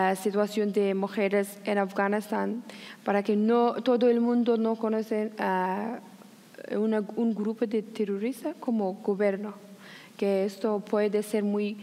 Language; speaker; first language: Spanish; non-native, learner; Persian